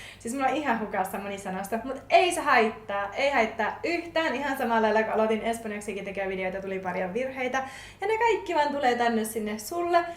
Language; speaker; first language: Finnish; native; Finnish